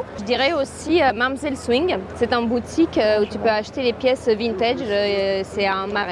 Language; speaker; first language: French; native; French